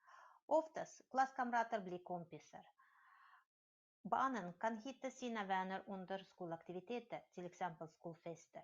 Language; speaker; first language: Swedish; non-native, learner; Russian